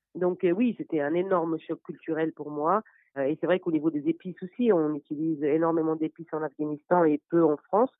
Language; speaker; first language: French; non-native, fluent; Persian